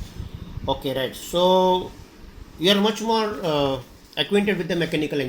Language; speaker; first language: English; non-native, fluent; Gujarati